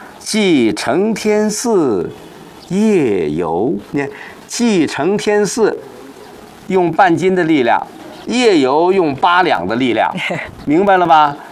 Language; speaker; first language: Chinese; native; Chinese